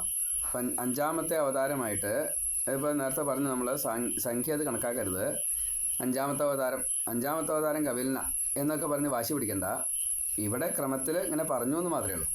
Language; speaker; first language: Malayalam; native; Malayalam